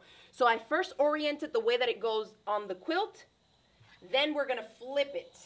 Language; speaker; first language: English; native; English